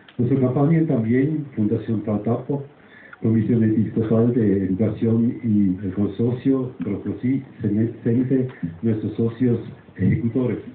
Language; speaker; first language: Spanish; non-native, fluent; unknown